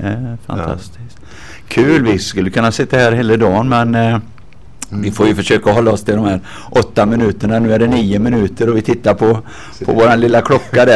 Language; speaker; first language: Swedish; native; Swedish